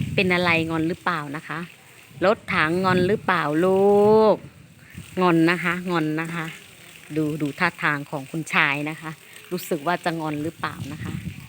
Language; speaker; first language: Thai; native; Thai